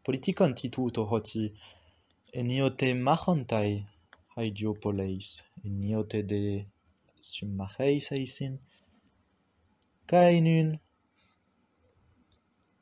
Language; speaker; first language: Greek; non-native, fluent; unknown